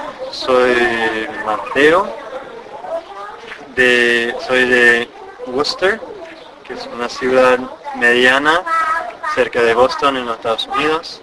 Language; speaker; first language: Spanish; non-native, fluent; English